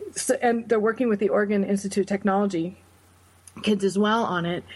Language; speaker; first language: English; native; English